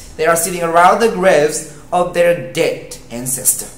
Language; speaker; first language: English; non-native, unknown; Vietnamese